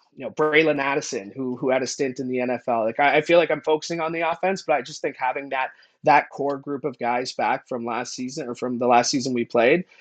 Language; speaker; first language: English; native; English